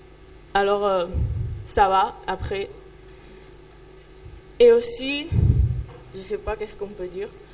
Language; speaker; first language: French; non-native, fluent; Catalan